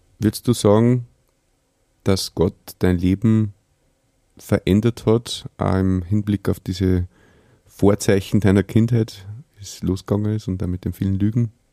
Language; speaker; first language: German; native; German